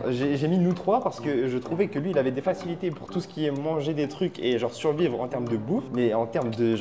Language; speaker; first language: French; native; French